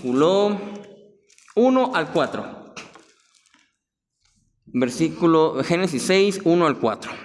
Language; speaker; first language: Spanish; native; Spanish